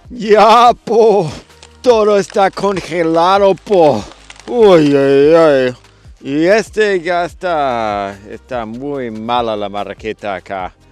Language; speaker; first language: Spanish; non-native, fluent; English